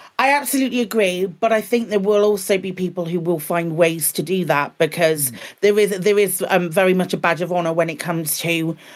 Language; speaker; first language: English; native; English